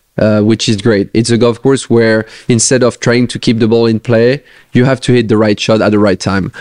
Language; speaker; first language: English; non-native, fluent; French